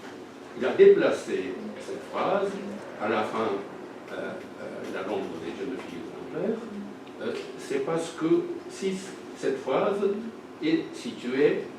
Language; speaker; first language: French; non-native, fluent; Japanese